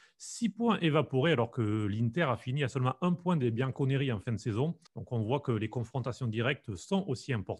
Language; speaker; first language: French; native; French